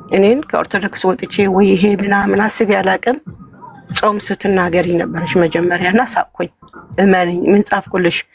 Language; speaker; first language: Amharic; non-native, learner; Tigrinya